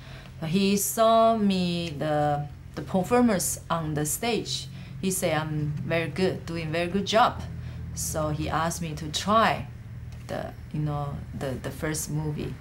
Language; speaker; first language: English; non-native, learner; Chinese